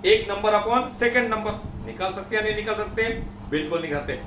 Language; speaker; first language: Hindi; non-native, local second language; Marathi